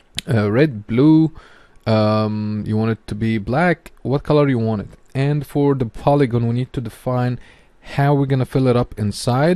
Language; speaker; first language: English; non-native, fluent; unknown